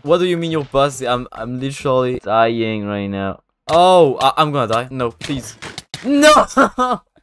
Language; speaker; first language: English; non-native, fluent; French